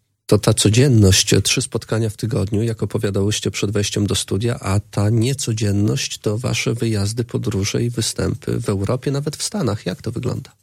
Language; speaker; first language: Polish; native; Polish